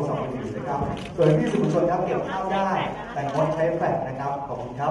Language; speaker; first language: Thai; native; Thai